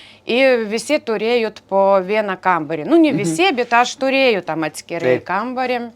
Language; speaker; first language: Lithuanian; non-native, learner; Ukrainian